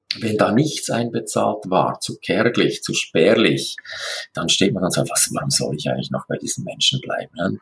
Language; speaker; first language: German; native; German